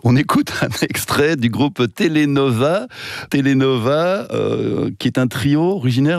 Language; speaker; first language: French; native; French